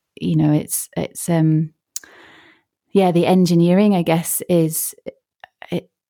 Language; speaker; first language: English; native; English